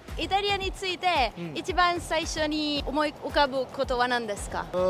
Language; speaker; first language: Japanese; non-native, fluent; Italian